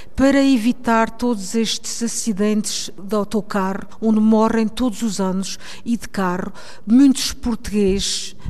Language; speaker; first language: Portuguese; early bilingual, heritage; Portuguese